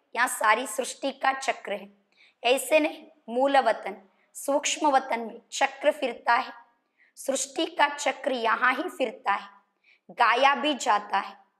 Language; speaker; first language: Hindi; non-native, local second language; Kannada